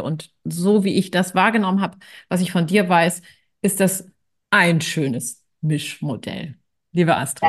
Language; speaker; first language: German; native; German